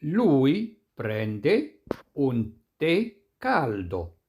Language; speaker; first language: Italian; non-native, fluent; Arabic